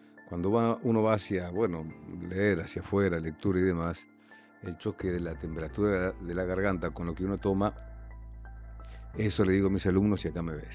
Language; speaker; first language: Spanish; native; Spanish